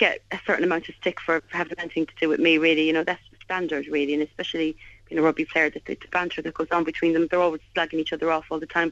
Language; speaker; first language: English; native; English